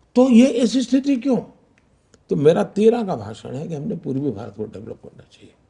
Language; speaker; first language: Hindi; non-native, local second language; Gujarati